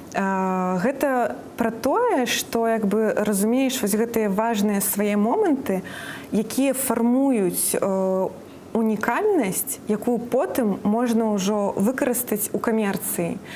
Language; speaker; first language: Belarusian; native; Belarusian